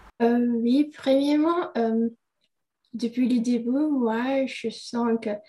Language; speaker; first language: French; non-native, learner; Indonesian